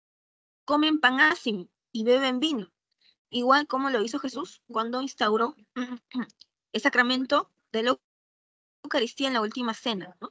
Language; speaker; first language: Spanish; native; Spanish